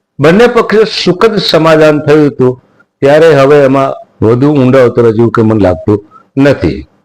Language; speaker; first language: Gujarati; non-native, local second language; Rathawi